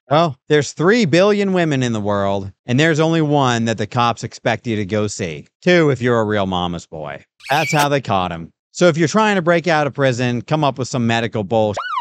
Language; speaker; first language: English; native; English